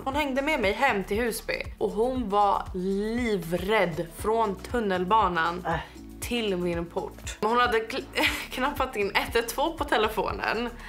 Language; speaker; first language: Swedish; native; Swedish